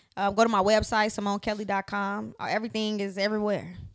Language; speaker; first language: English; native; English